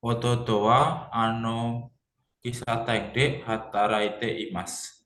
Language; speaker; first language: Japanese; non-native, learner; Indonesian